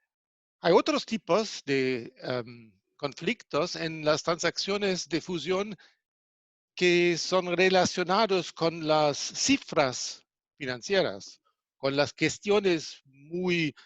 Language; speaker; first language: Spanish; non-native, fluent; German